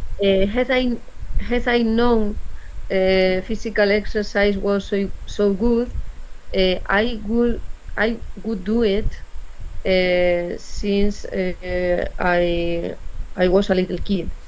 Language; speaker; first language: English; non-native, learner; Spanish